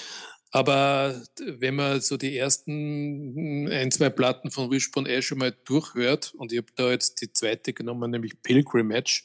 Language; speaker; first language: German; native; German